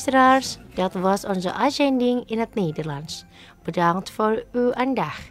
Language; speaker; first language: Dutch; non-native, learner; Indonesian